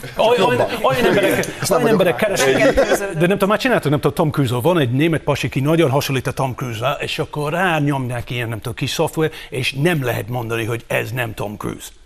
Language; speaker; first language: Hungarian; non-native, fluent; English